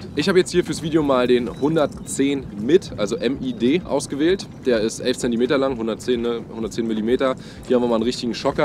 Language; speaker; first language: German; native; German